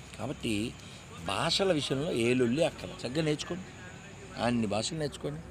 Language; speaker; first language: Telugu; non-native, fluent; Hindi